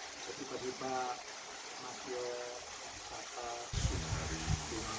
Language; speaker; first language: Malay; non-native, local second language; Javanese